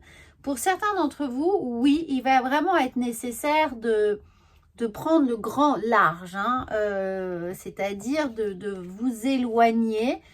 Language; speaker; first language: French; native; French